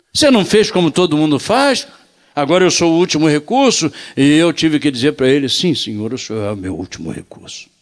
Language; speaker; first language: Portuguese; native; Portuguese